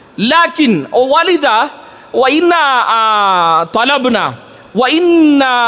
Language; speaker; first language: Arabic; non-native, fluent; Tamil